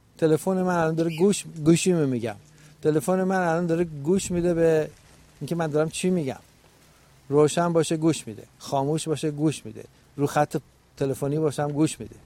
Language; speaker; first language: Persian; native; Persian